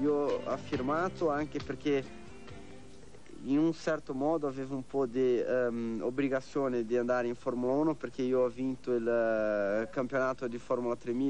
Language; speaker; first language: Italian; non-native, learner; Portuguese